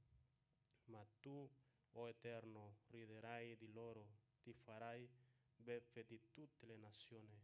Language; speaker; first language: Italian; non-native, fluent; Spanish